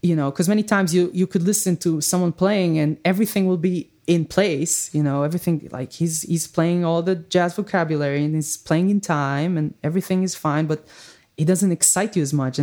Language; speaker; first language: English; non-native, fluent; Hebrew